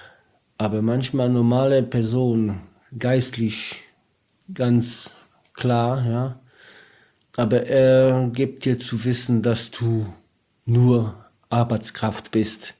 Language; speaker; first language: German; non-native, learner; Polish